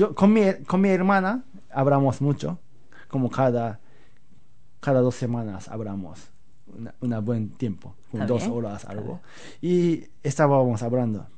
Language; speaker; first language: Spanish; non-native, learner; Japanese